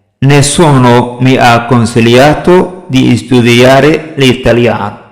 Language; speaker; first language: Italian; non-native, fluent; Somali